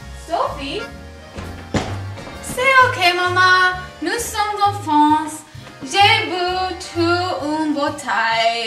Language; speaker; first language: French; non-native, learner; English